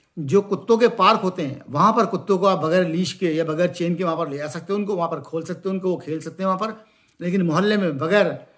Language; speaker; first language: Hindi; native; Hindi